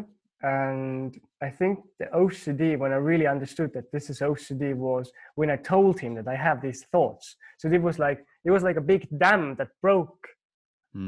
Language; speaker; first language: English; non-native, fluent; Estonian